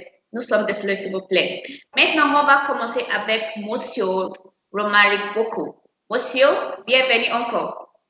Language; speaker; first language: French; non-native, learner; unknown